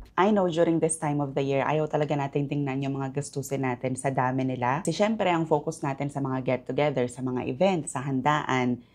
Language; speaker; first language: Filipino; native; Filipino